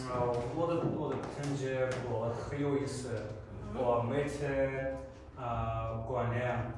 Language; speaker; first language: Chinese; non-native, learner; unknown